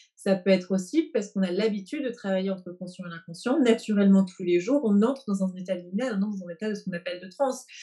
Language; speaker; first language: French; native; French